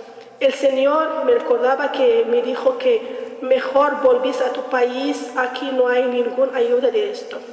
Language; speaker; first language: Spanish; non-native, learner; Arabic